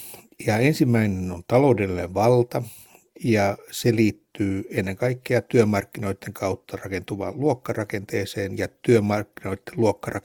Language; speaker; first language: Finnish; native; Finnish